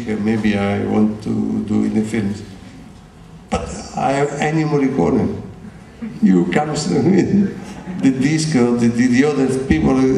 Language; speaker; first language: English; non-native, learner; Italian